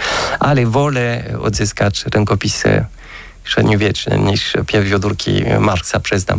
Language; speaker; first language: Polish; non-native, fluent; French